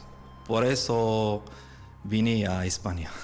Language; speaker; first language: Spanish; non-native, learner; Arabic